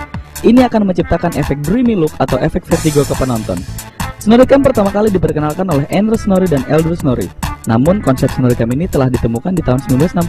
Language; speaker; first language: Indonesian; native; Indonesian